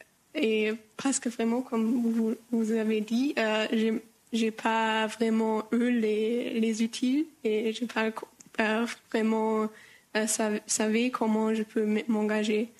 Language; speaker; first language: French; non-native, learner; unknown